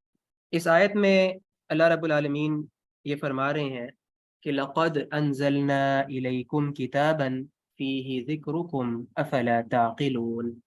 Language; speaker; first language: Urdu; non-native, local second language; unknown